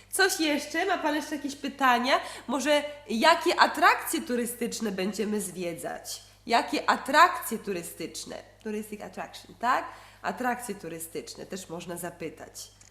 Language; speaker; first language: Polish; native; Polish